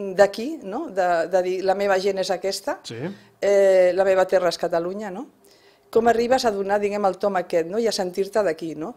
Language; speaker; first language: Catalan; non-native, local second language; Spanish